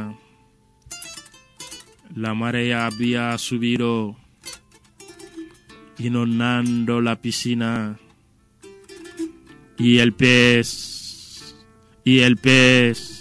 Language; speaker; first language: Spanish; non-native, fluent; Wolof